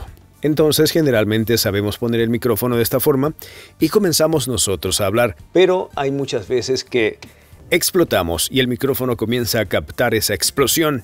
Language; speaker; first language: Spanish; native; Spanish